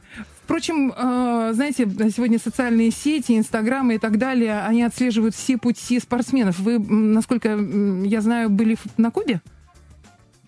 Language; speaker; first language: Russian; native; Russian